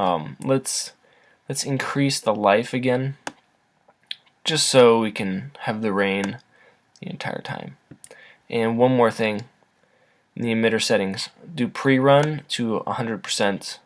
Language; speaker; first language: English; native; English